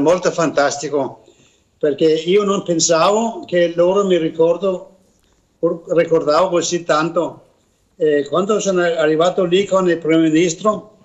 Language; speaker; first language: Italian; non-native, learner; Danish